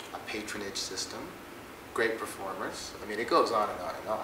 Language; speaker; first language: English; native; English